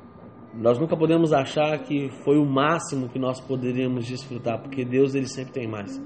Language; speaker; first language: Portuguese; native; Portuguese